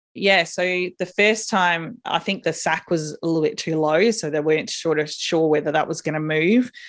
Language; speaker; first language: English; native; English